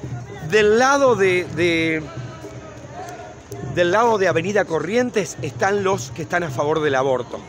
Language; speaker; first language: Spanish; native; Spanish